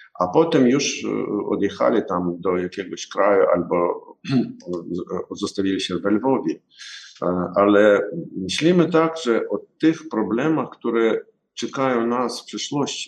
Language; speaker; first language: Polish; non-native, learner; Ukrainian